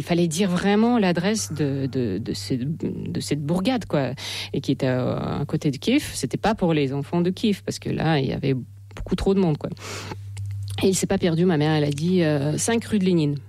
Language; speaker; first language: French; non-native, fluent; Russian